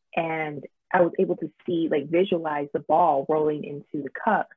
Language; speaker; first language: English; native; English